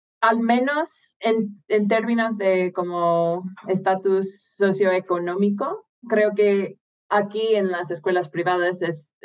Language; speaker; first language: Spanish; non-native, fluent; English